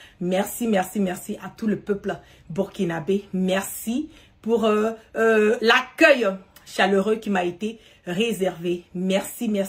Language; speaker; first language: French; early bilingual, heritage; French